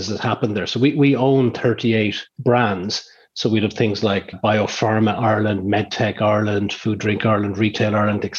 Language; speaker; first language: English; native; English